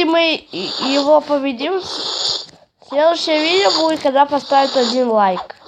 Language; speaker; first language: Russian; native; Russian